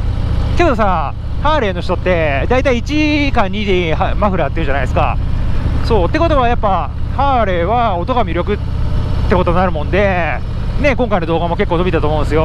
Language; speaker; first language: Japanese; native; Japanese